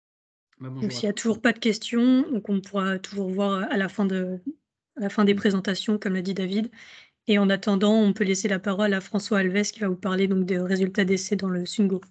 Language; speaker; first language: French; native; French